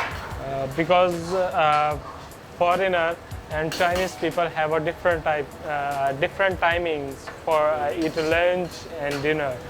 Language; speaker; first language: English; non-native, learner; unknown